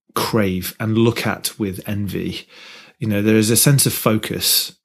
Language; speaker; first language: English; native; English